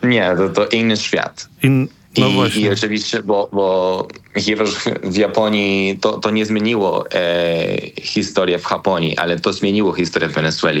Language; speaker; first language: Polish; non-native, learner; Spanish